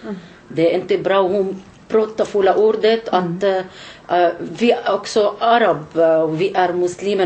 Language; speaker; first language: Swedish; non-native, learner; Arabic